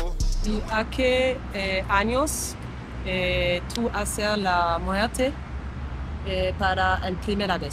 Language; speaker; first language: Spanish; non-native, learner; French